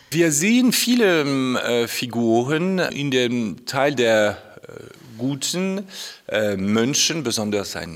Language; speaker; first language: German; non-native, fluent; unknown